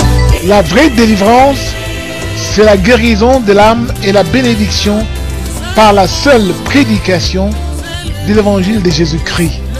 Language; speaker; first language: French; non-native, local second language; Lingala